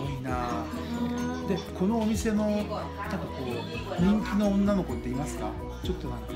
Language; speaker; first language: Japanese; native; Japanese